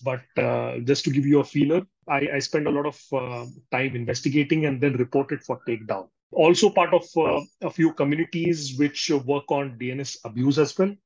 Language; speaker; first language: English; non-native, local second language; Marathi